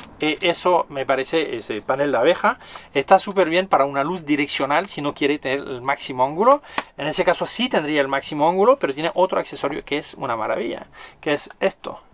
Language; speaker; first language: Spanish; non-native, fluent; French